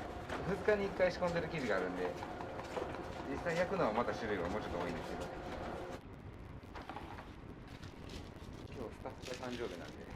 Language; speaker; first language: Japanese; native; Japanese